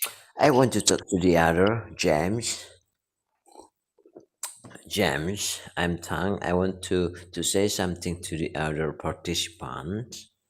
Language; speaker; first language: English; non-native, learner; Indonesian